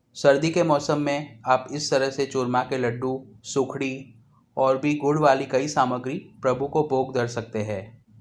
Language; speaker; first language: Hindi; non-native, local second language; Gujarati